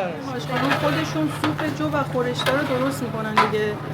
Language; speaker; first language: Persian; native; Persian